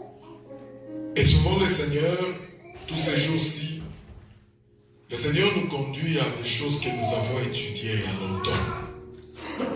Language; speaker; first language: French; non-native, local second language; Lingala